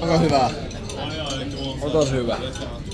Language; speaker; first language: Finnish; native; Finnish